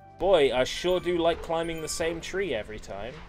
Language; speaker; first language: English; native; English